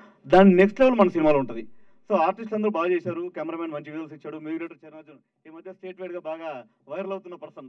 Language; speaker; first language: Telugu; native; Telugu